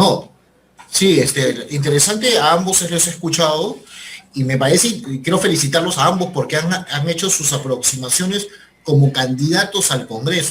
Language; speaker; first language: Spanish; native; Spanish